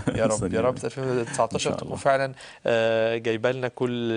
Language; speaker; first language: Arabic; native; Arabic